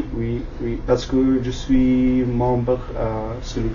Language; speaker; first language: French; non-native, learner; Kurdish